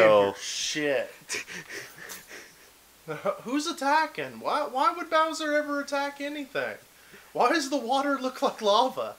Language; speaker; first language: English; native; English